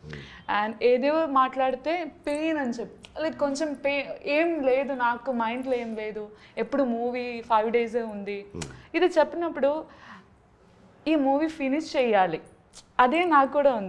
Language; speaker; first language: Telugu; non-native, learner; Malayalam